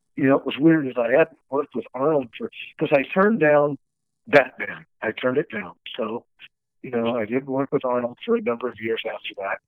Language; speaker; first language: English; native; English